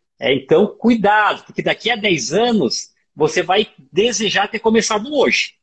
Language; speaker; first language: Portuguese; native; Portuguese